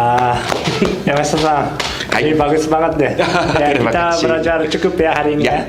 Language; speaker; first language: Indonesian; non-native, fluent; Japanese